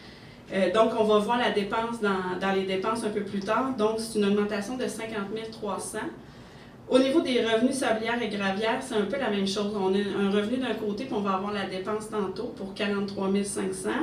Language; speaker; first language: French; native; French